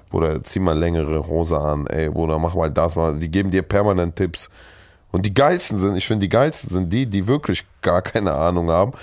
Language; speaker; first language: German; early bilingual, other home language; Russian